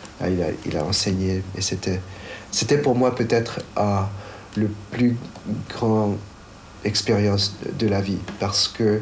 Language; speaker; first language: French; non-native, fluent; Chinese